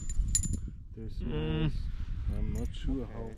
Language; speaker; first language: English; non-native, fluent; German